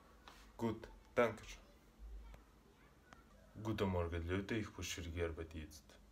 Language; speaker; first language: German; non-native, learner; Russian